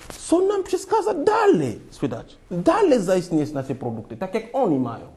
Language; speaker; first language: Polish; non-native, fluent; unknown